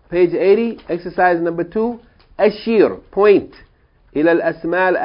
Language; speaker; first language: Arabic; non-native, fluent; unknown